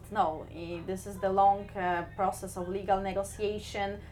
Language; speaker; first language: English; non-native, fluent; Polish